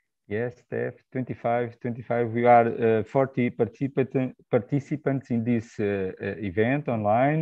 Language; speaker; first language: English; non-native, fluent; Portuguese